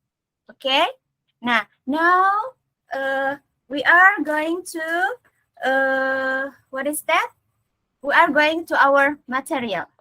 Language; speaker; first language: English; non-native, learner; Indonesian